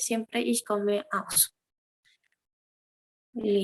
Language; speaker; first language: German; non-native, fluent; Spanish